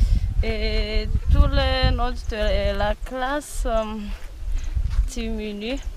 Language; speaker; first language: French; non-native, local second language; Malagasy